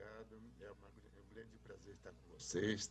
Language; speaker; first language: Portuguese; native; Portuguese